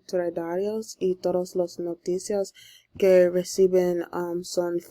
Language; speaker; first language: Spanish; non-native, learner; English